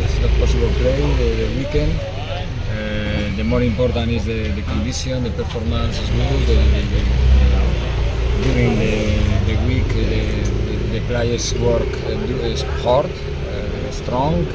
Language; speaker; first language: English; non-native, learner; Spanish